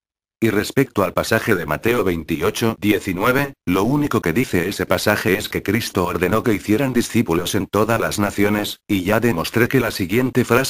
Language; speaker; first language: Spanish; native; Spanish